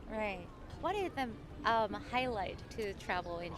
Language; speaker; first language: English; non-native, learner; Japanese